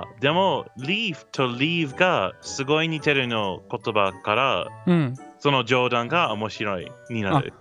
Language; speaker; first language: Japanese; non-native, learner; English